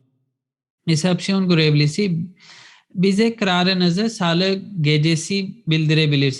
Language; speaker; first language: Turkish; non-native, fluent; Urdu